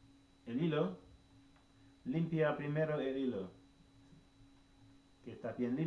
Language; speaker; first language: Spanish; non-native, learner; English